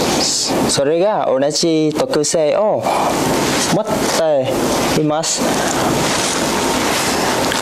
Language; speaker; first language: Japanese; non-native, learner; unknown